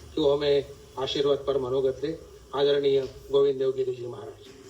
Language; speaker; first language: Hindi; non-native, local second language; Marathi